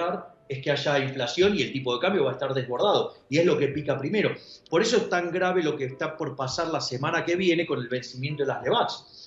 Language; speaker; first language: Spanish; native; Spanish